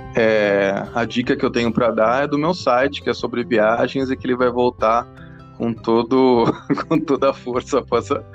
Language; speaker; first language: Portuguese; non-native, fluent; English